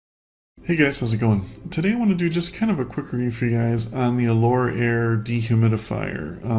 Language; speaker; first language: English; native; English